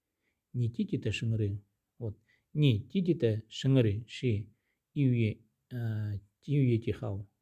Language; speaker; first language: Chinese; non-native, learner; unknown